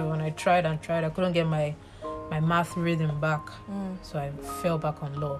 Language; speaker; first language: English; non-native, local second language; Igbo